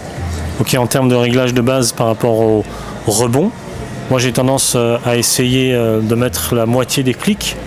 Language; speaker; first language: French; native; French